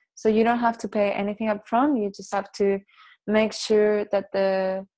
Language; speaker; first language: English; non-native, fluent; Catalan